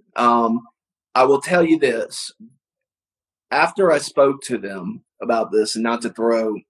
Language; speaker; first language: English; native; English